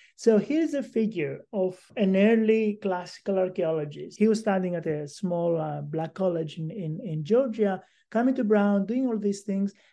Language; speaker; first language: English; non-native, fluent; Greek